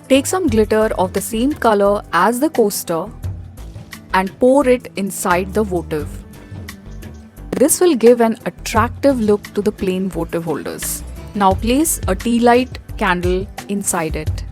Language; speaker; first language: English; non-native, local second language; Hindi